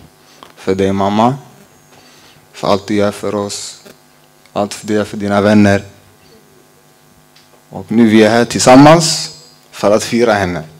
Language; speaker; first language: Swedish; early bilingual, other home language; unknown